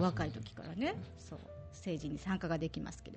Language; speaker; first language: Japanese; native; Japanese